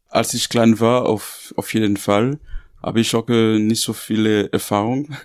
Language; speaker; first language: German; non-native, learner; Haitian Creole